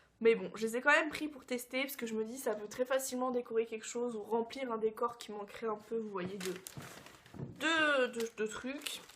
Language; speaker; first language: French; early bilingual, other home language; Portuguese